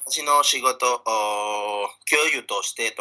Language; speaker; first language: Japanese; non-native, learner; Spanish